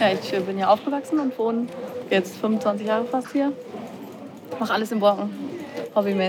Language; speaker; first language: German; native; German